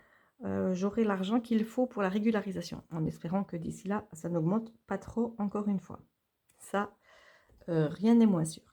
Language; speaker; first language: French; native; French